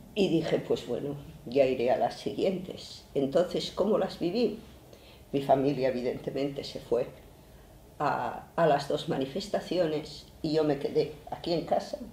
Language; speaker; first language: Spanish; native; Spanish